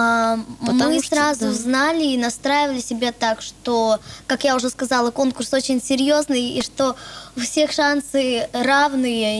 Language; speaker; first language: Russian; native; Russian